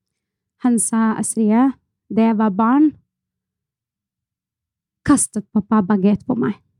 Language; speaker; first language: Norwegian; non-native, fluent; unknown